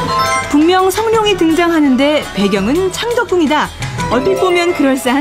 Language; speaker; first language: Korean; native; Korean